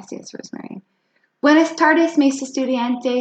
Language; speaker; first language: Spanish; non-native, fluent; English